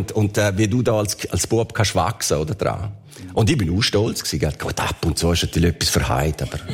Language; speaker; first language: German; early bilingual, other home language; Italian